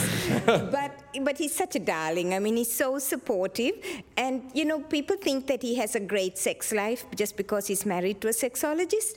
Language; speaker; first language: English; non-native, local second language; Tamil